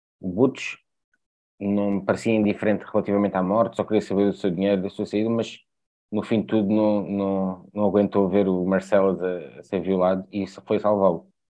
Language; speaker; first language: Portuguese; native; Portuguese